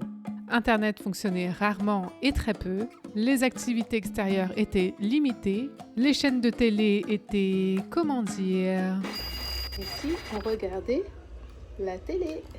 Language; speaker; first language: French; native; French